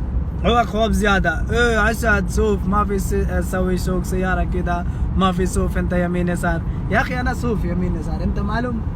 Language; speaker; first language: Arabic; non-native, learner; Hindi